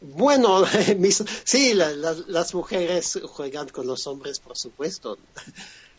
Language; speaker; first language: Spanish; non-native, fluent; French